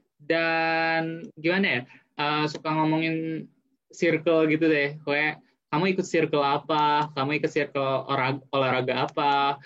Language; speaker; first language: Indonesian; native; Indonesian